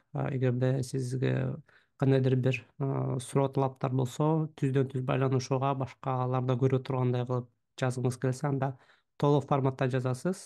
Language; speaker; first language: Kyrgyz; native; Kyrgyz